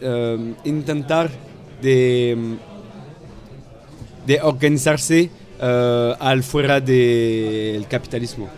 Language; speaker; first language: Spanish; non-native, fluent; French